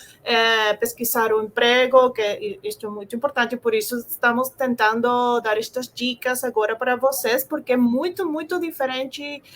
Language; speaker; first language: Portuguese; non-native, fluent; Spanish